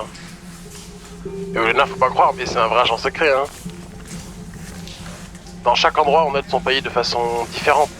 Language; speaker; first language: French; native; French